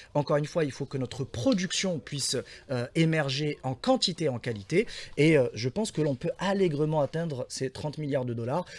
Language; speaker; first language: French; non-native, local second language; Arabic